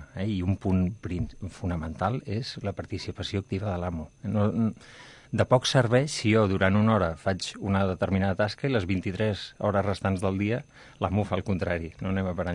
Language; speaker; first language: Catalan; native; Catalan